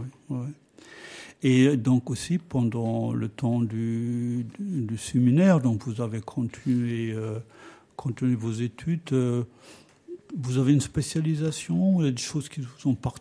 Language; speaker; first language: French; non-native, fluent; German